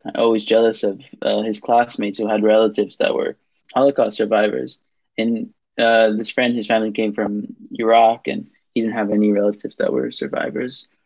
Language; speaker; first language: English; non-native, fluent; Hebrew